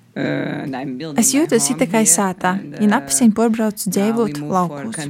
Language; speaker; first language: Latvian; non-native, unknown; Portuguese